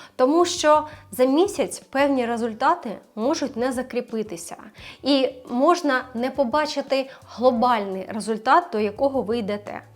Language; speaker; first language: Ukrainian; non-native, local second language; Russian